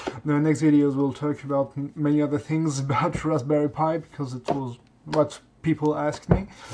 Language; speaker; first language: English; non-native, fluent; French